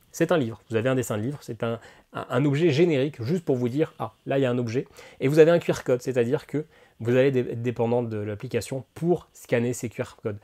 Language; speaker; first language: French; native; French